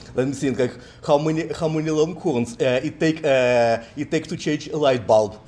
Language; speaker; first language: English; non-native, learner; Russian